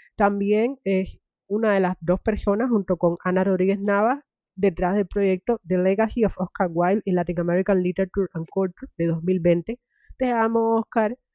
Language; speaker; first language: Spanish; native; Spanish